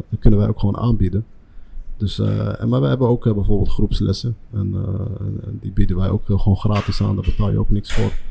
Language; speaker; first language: Dutch; early bilingual, other home language; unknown